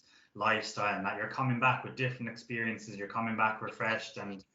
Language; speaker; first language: English; native; English